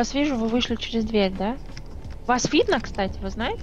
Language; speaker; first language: Russian; native; Russian